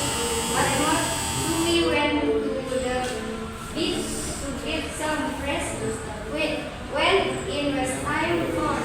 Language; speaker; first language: English; non-native, learner; Indonesian